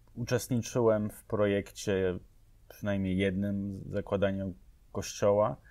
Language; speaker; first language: Polish; native; Polish